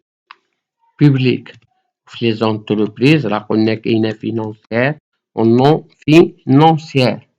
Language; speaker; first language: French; non-native, local second language; Arabic